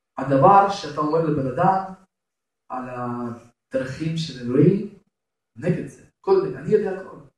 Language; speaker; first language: Hebrew; non-native, fluent; Russian